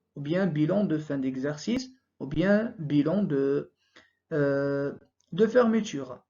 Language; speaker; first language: French; non-native, local second language; Arabic